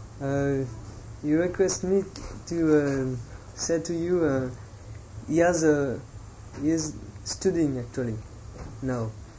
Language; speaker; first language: English; non-native, fluent; French